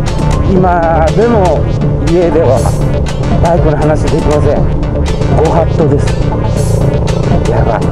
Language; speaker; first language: Japanese; native; Japanese